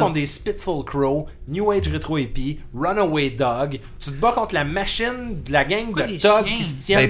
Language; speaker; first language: French; native; French